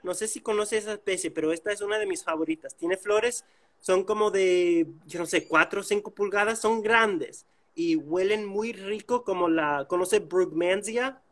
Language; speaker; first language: Spanish; non-native, fluent; English